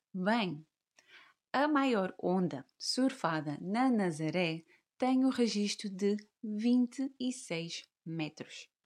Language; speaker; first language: Portuguese; native; Portuguese